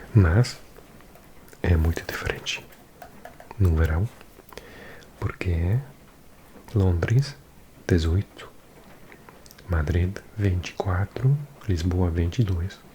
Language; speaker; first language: Portuguese; non-native, learner; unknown